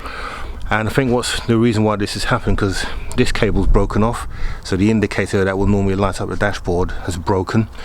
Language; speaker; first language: English; native; English